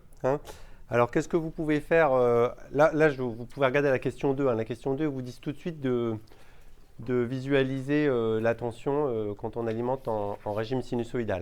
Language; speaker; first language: French; native; French